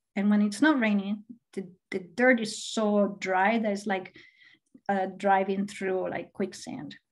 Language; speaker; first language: English; non-native, fluent; Spanish